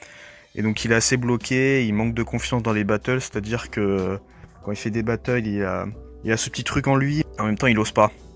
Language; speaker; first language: French; native; French